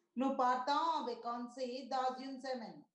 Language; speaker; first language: French; non-native, learner; Telugu